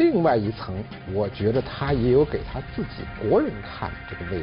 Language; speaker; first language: Chinese; native; Chinese